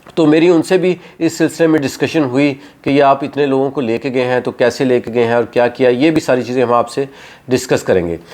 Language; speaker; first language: Urdu; non-native, local second language; Punjabi